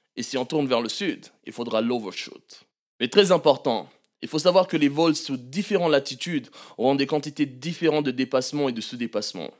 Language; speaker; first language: French; non-native, local second language; Malagasy